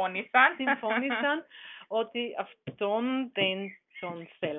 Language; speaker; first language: Greek; non-native, learner; German